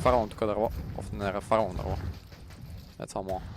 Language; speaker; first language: Bulgarian; native; Bulgarian